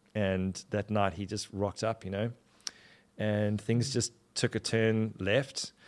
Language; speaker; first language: English; native; English